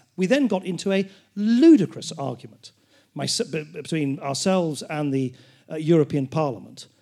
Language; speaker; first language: English; native; English